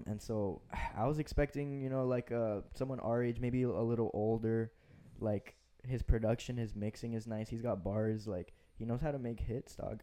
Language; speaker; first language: English; early bilingual, other home language; Spanish